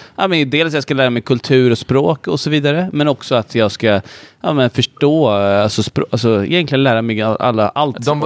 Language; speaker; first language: Swedish; early bilingual, other home language; Punjabi